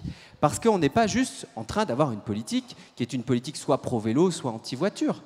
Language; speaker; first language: French; native; French